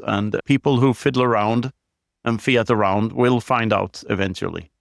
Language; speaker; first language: English; non-native, fluent; Swedish